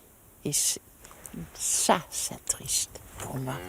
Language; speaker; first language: French; non-native, learner; Dutch